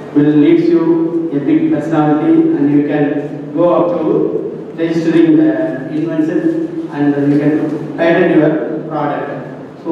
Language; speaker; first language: English; non-native, local second language; Tamil